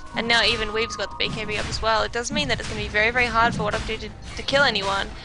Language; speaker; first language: English; native; English